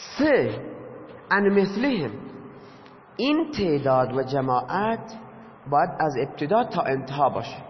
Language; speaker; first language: Persian; non-native, local second language; Baluchi